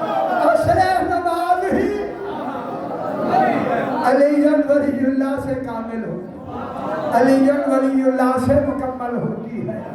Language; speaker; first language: Urdu; native; Urdu